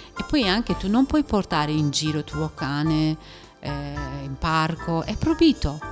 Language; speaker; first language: Italian; non-native, fluent; Persian